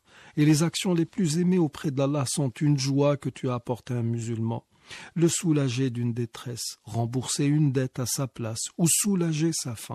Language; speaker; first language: French; non-native, local second language; Arabic